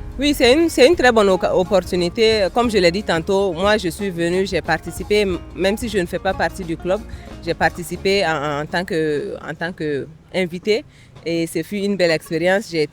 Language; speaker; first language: French; non-native, local second language; Bambara